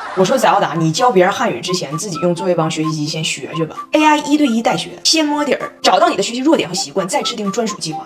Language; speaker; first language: Chinese; native; Chinese